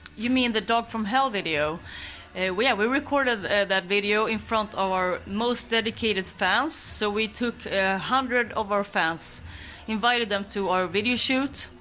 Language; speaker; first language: English; non-native, fluent; Swedish